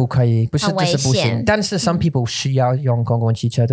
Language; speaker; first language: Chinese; non-native, learner; English